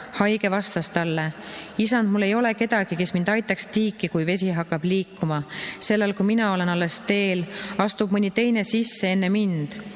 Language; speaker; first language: Estonian; native; Estonian